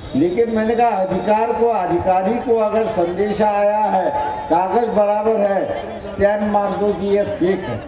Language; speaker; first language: Hindi; non-native, local second language; Marathi